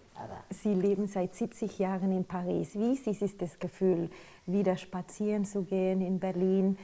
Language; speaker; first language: German; non-native, fluent; Spanish